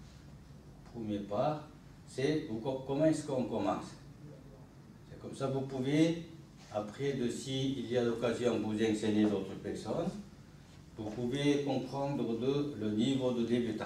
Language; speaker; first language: French; non-native, learner; Korean